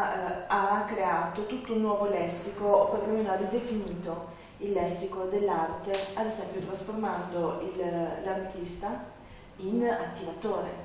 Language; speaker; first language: Italian; native; Italian